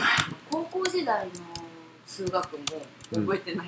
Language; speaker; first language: Japanese; non-native, fluent; Korean